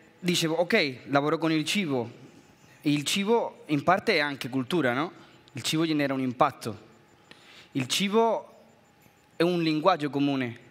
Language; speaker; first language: Italian; non-native, fluent; Spanish